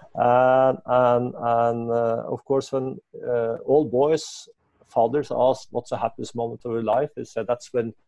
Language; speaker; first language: English; non-native, fluent; Norwegian